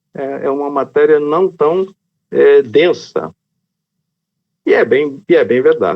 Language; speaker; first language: Portuguese; native; Portuguese